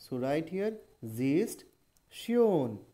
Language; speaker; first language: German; non-native, learner; Hindi